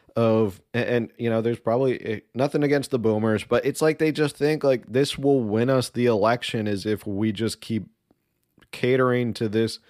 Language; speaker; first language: English; early bilingual, other home language; Spanish